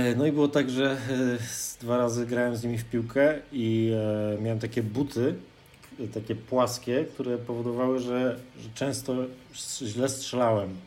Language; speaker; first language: Polish; native; Polish